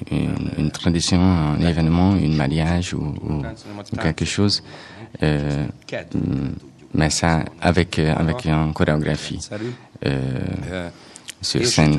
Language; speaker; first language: French; non-native, fluent; Hungarian